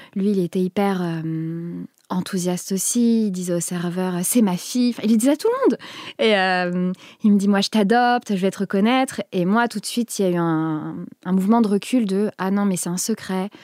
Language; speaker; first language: French; native; French